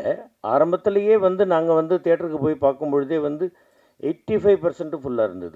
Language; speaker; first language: Tamil; native; Tamil